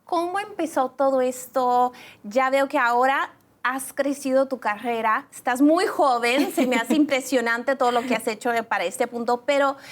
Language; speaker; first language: Spanish; early bilingual, other home language; English